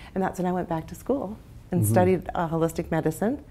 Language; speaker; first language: English; native; English